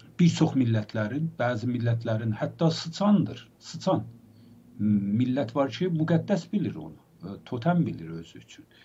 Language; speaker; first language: Azerbaijani; native; Azerbaijani